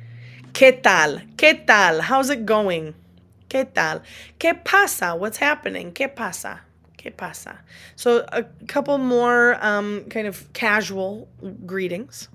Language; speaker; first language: Spanish; non-native, fluent; English